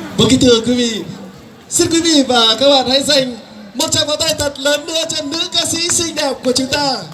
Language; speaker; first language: Vietnamese; non-native, local second language; Hmong